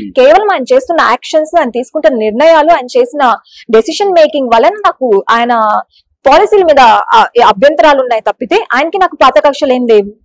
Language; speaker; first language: Telugu; native; Telugu